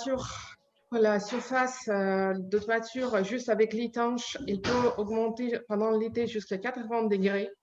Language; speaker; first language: French; non-native, learner; Ukrainian